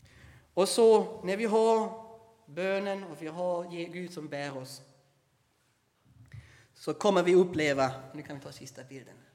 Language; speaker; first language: Swedish; non-native, fluent; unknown